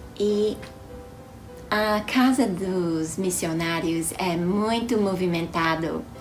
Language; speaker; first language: Portuguese; non-native, fluent; English